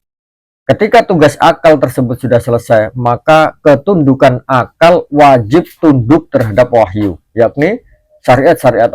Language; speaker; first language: Indonesian; native; Indonesian